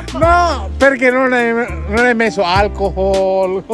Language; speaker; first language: Italian; non-native, learner; Filipino